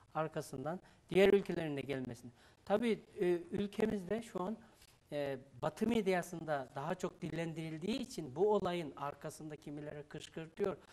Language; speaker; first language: Turkish; non-native, fluent; Uyghur